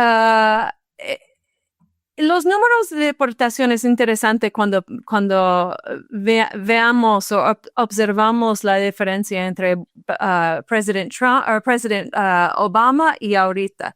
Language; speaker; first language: Spanish; non-native, fluent; English